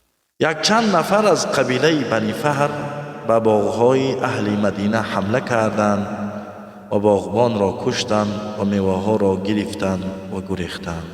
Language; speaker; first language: Persian; native; Persian